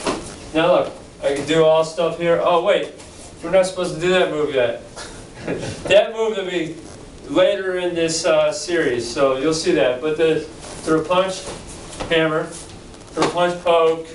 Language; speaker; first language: English; native; English